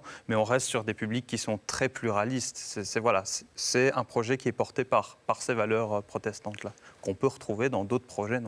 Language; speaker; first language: French; native; French